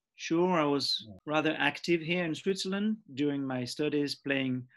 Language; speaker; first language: English; early bilingual, other home language; French